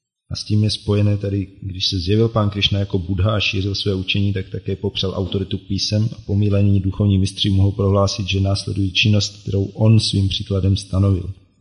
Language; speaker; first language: Czech; native; Czech